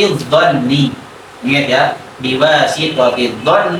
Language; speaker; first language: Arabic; non-native, fluent; Indonesian